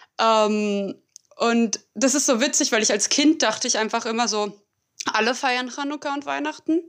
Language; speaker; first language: German; native; German